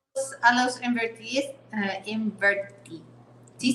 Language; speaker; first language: Spanish; non-native, fluent; English